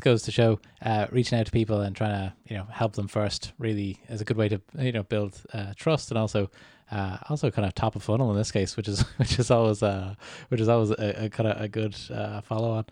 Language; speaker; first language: English; native; English